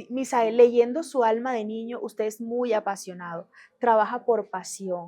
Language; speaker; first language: Spanish; native; Spanish